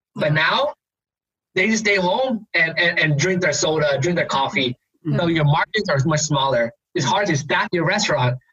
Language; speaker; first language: English; native; English